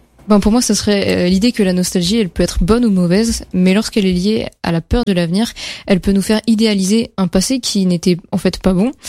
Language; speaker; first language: French; native; French